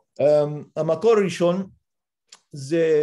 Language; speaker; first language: Hebrew; non-native, fluent; English